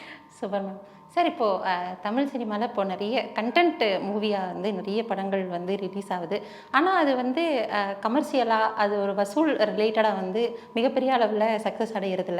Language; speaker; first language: Tamil; native; Tamil